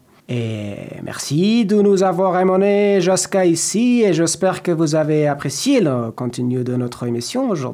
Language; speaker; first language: French; non-native, learner; Persian